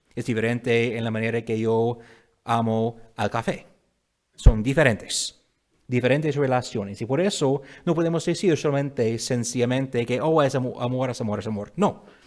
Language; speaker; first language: Spanish; non-native, fluent; English